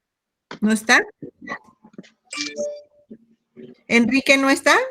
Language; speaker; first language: Spanish; native; Spanish